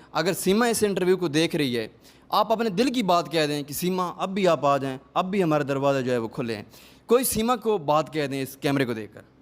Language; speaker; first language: Urdu; non-native, local second language; Punjabi